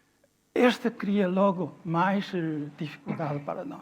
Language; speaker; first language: Portuguese; non-native, fluent; Chinese